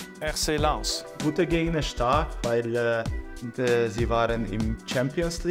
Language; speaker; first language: German; non-native, learner; Hungarian